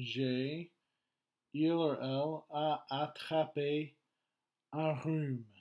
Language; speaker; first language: French; non-native, fluent; English